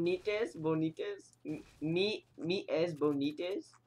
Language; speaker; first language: Spanish; non-native, learner; English